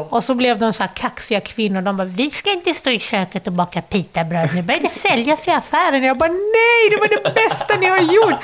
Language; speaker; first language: Swedish; early bilingual, other home language; Arabic